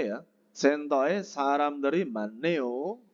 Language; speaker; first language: Korean; non-native, fluent; Indonesian